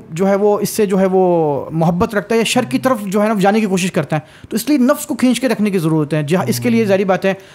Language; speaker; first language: Urdu; native; Urdu